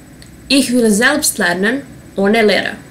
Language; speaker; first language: German; non-native, fluent; Serbian